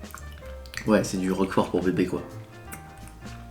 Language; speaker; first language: French; native; French